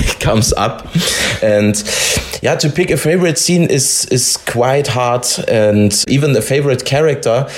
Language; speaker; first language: English; non-native, fluent; German